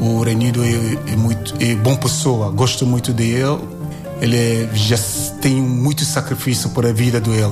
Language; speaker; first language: Portuguese; non-native, learner; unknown